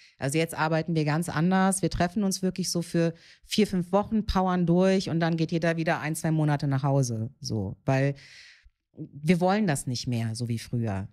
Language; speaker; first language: German; native; German